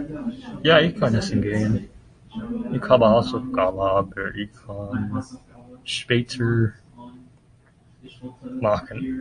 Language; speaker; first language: German; non-native, learner; English